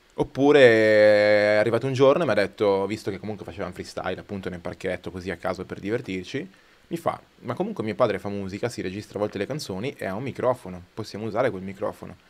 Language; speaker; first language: Italian; native; Italian